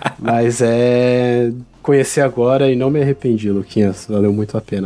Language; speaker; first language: Portuguese; native; Portuguese